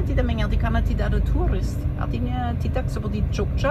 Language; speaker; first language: Indonesian; non-native, fluent; German